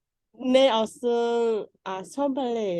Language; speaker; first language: Korean; non-native, learner; Vietnamese